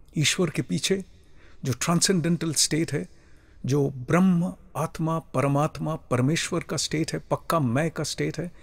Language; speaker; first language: Hindi; native; Hindi